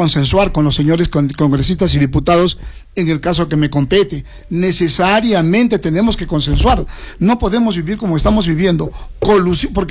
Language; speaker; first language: Spanish; native; Spanish